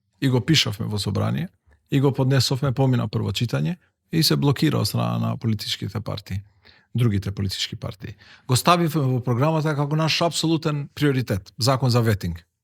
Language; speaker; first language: Macedonian; non-native, local second language; Albanian